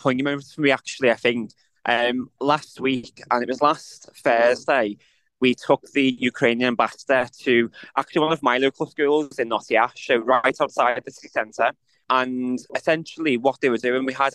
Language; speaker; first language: English; native; English